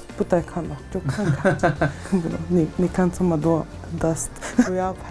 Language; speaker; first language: Chinese; non-native, fluent; Lithuanian